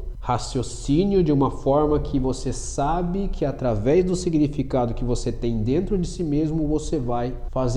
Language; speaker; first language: Portuguese; native; Portuguese